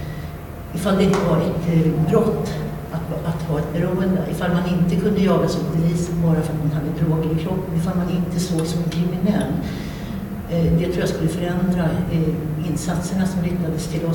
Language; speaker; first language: Swedish; native; Swedish